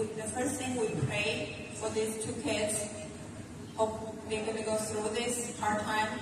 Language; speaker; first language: English; non-native, fluent; Chinese